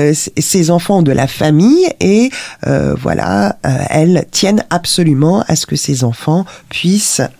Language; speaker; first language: French; native; French